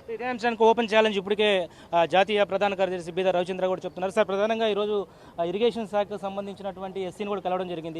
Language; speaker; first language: Telugu; native; Telugu